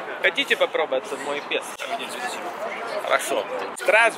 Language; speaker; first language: Russian; non-native, learner; Italian